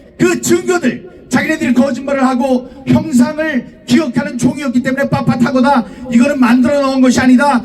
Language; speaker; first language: Korean; native; Korean